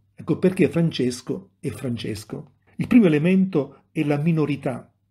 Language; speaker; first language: Italian; native; Italian